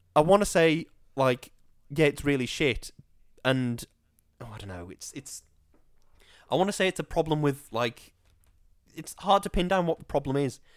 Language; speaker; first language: English; native; English